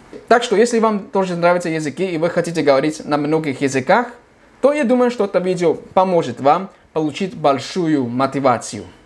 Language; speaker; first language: Russian; non-native, fluent; English